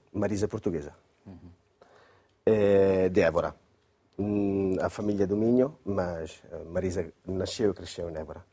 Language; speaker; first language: Portuguese; non-native, fluent; Italian